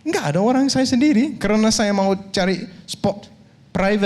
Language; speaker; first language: Indonesian; non-native, fluent; Danish